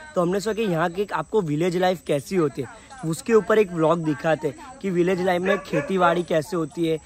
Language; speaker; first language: Hindi; non-native, local second language; Gujarati